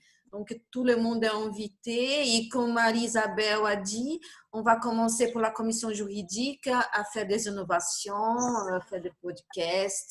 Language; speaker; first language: French; non-native, fluent; Portuguese